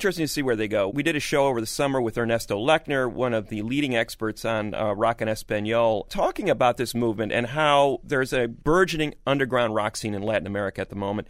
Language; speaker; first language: English; native; English